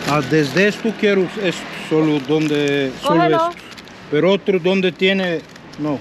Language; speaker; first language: Spanish; non-native, learner; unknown